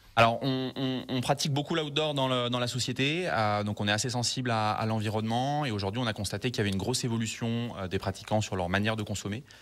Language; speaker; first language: French; native; French